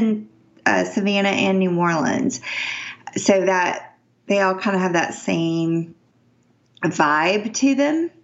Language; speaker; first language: English; native; English